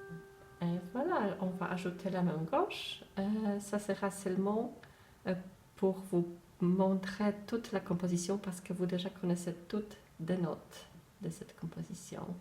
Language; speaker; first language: French; non-native, fluent; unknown